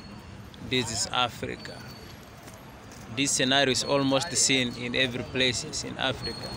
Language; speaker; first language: English; non-native, fluent; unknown